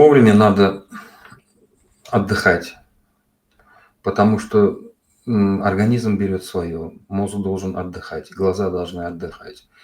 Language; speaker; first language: Russian; non-native, local second language; Uzbek